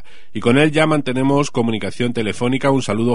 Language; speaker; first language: Spanish; native; Spanish